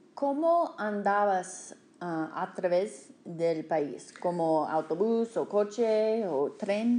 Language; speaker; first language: Spanish; non-native, fluent; English